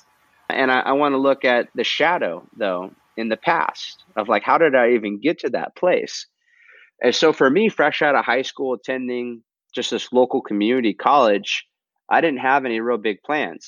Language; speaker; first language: English; native; English